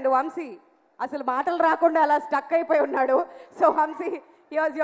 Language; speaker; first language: Telugu; native; Telugu